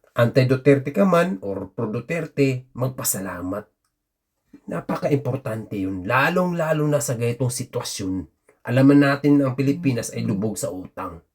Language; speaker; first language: Filipino; native; Filipino